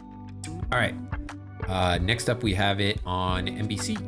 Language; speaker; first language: English; native; English